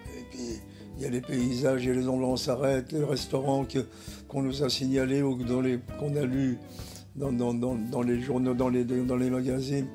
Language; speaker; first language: French; native; French